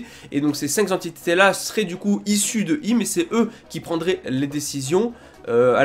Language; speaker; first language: French; native; French